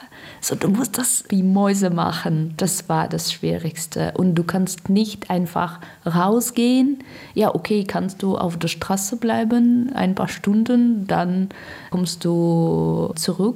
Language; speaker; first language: German; non-native, learner; Russian